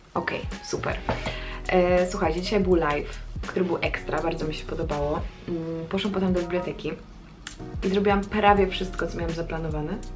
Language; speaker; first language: Polish; native; Polish